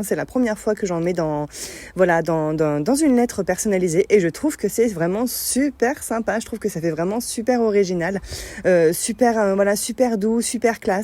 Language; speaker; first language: French; native; French